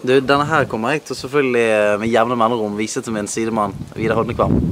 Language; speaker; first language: Norwegian; native; Norwegian